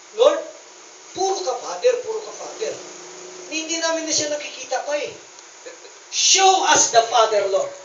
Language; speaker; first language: Filipino; non-native, local second language; Cebuano